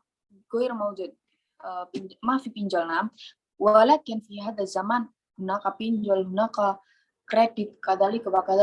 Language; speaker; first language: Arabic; non-native, learner; Indonesian